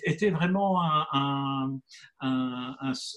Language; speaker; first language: French; native; French